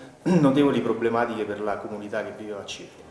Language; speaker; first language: Italian; native; Italian